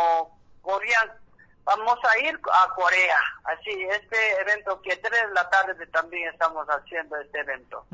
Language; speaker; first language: Spanish; non-native, learner; Korean